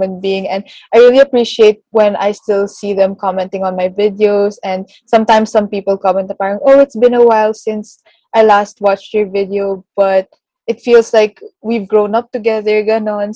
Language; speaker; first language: English; non-native, local second language; Filipino